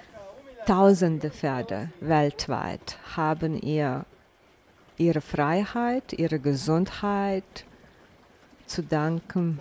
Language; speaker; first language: German; non-native, fluent; Bosnian